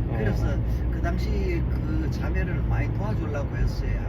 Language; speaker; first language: Korean; native; Korean